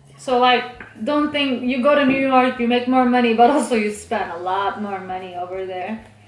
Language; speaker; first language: English; non-native, fluent; Turkish